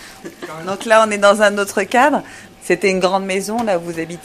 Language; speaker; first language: French; native; French